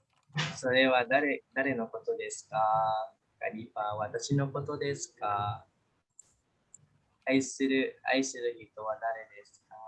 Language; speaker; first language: Japanese; non-native, fluent; Indonesian